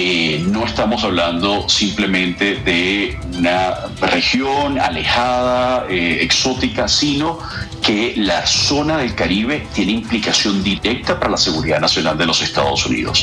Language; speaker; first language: Spanish; native; Spanish